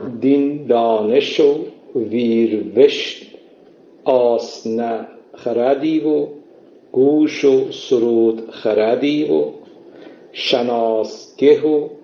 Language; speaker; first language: Persian; native; Persian